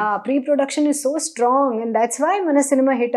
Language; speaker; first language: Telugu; non-native, learner; Hindi